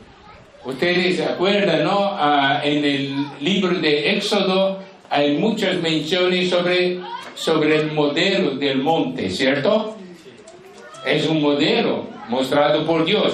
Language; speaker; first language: Spanish; non-native, fluent; Portuguese